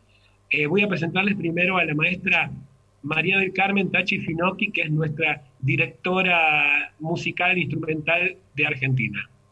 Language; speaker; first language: Spanish; native; Spanish